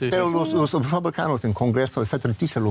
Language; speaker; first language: Spanish; non-native, learner; English